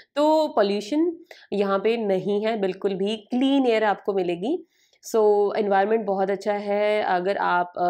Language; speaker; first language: Hindi; native; Hindi